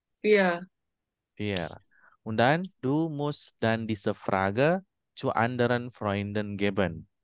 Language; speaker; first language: German; non-native, fluent; Indonesian